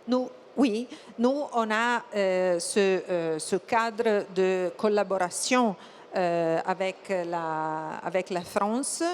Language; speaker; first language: French; non-native, fluent; Italian